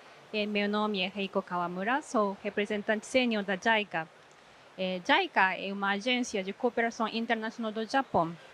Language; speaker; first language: Portuguese; non-native, fluent; Japanese